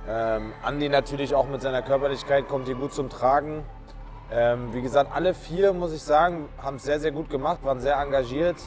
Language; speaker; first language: German; native; German